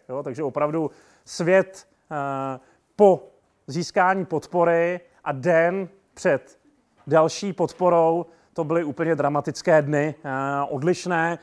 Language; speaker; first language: Czech; native; Czech